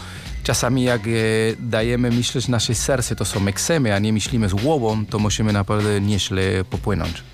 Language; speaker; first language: Polish; non-native, learner; Spanish